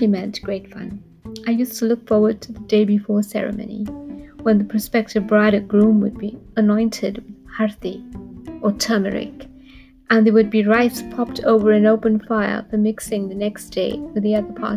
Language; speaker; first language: English; native; English